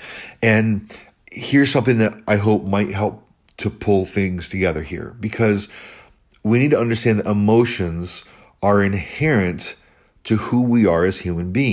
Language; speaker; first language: English; native; English